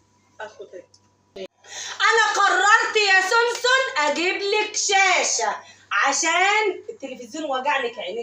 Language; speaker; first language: Arabic; native; Arabic